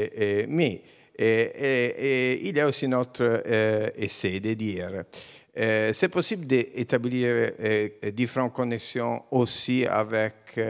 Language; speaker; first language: French; non-native, learner; Italian